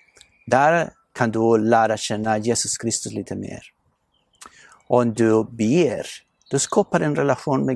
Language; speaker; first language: Swedish; non-native, fluent; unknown